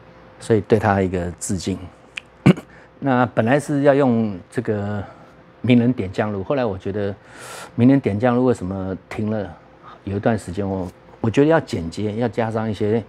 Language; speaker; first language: Chinese; native; Chinese